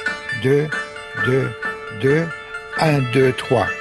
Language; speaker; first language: French; non-native, fluent; Greek